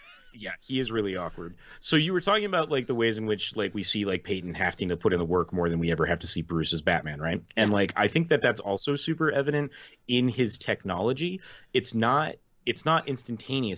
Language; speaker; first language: English; native; English